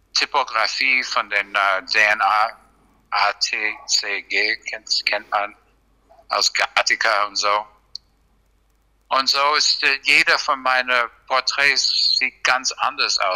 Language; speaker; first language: German; non-native, fluent; English